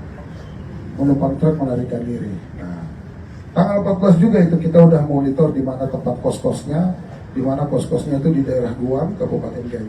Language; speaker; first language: Indonesian; native; Indonesian